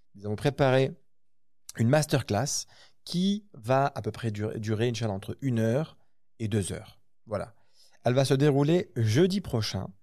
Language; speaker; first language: French; early bilingual, other home language; Arabic